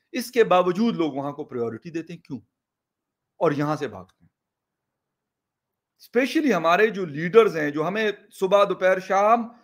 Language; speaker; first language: Urdu; non-native, local second language; Pashto